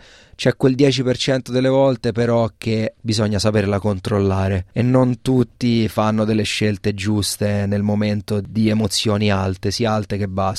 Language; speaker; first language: Italian; native; Italian